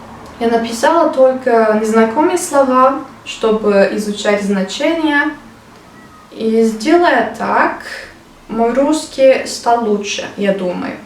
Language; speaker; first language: Russian; non-native, learner; Turkish